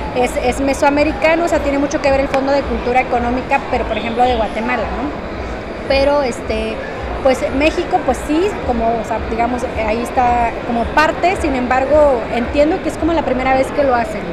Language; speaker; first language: Spanish; native; Spanish